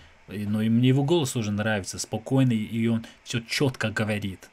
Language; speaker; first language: Russian; non-native, fluent; English